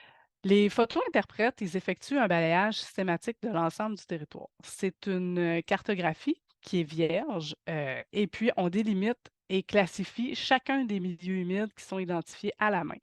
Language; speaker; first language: French; native; French